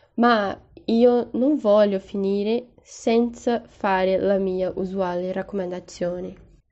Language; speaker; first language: Italian; non-native, fluent; Portuguese